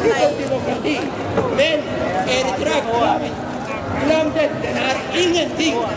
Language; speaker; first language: Swedish; non-native, learner; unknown